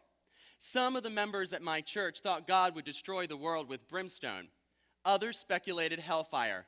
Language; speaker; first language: English; native; English